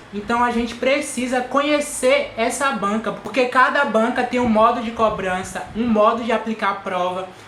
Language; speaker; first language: Portuguese; native; Portuguese